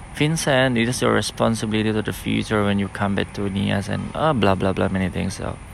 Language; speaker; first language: English; non-native, fluent; Indonesian